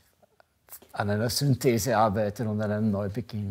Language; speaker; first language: German; native; German